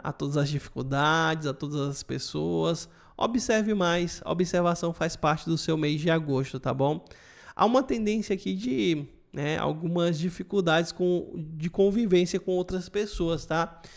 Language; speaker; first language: Portuguese; native; Portuguese